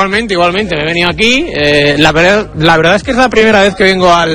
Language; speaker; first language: Spanish; native; Spanish